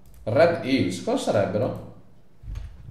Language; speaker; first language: Italian; native; Italian